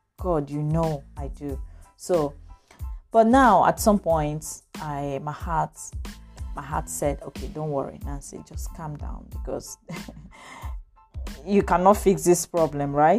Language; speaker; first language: English; non-native, local second language; Igbo